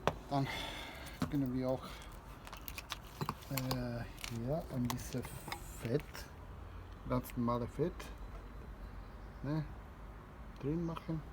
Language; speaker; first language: German; non-native, learner; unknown